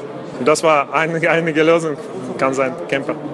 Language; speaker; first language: German; non-native, learner; Russian